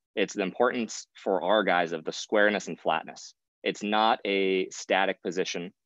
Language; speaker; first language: English; native; English